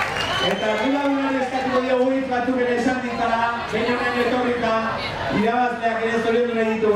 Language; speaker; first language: Basque; native; Basque